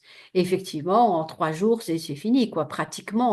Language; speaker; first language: French; native; French